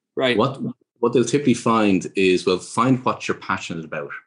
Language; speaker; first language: English; native; English